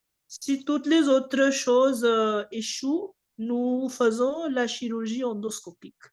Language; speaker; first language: French; non-native, fluent; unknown